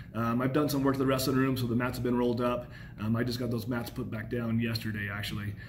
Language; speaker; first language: English; native; English